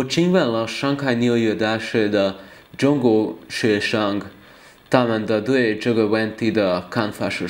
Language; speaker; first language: Chinese; non-native, learner; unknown